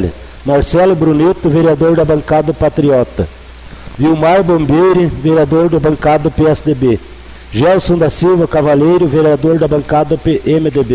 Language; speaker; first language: Portuguese; native; Portuguese